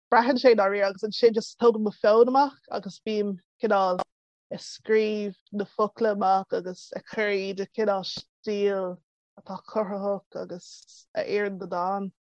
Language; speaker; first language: Irish; early bilingual, other home language; English